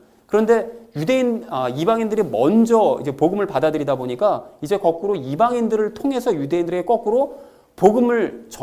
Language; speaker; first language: Korean; native; Korean